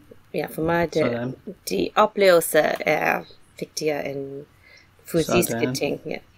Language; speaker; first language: Danish; non-native, fluent; English